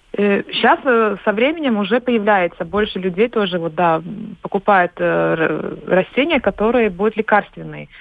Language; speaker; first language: Russian; non-native, local second language; Latvian